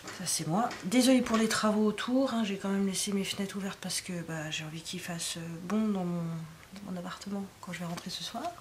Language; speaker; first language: French; native; French